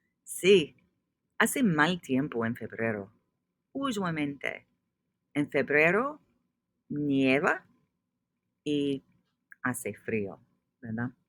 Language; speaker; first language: Spanish; non-native, fluent; English